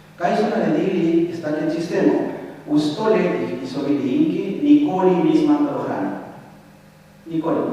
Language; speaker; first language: Slovenian; non-native, fluent; Spanish